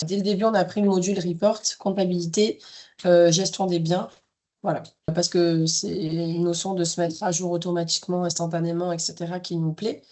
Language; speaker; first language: French; native; French